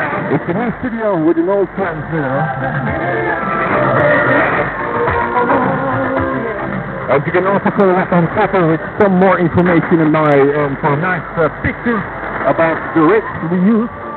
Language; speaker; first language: English; non-native, fluent; Dutch